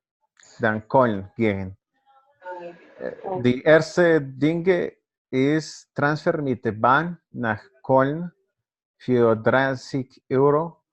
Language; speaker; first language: German; non-native, learner; Spanish